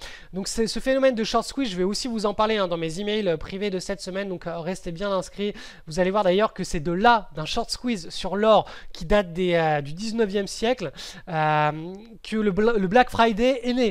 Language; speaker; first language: French; native; French